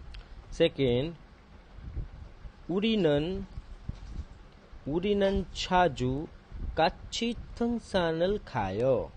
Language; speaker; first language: Korean; non-native, fluent; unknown